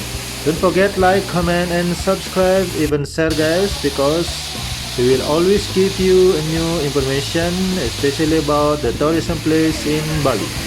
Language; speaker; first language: English; non-native, local second language; Indonesian